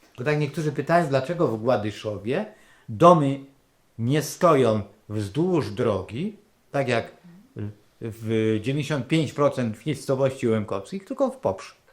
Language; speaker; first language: Polish; non-native, local second language; Rusyn